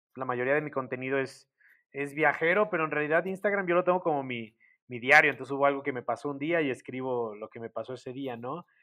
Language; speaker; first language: Spanish; native; Spanish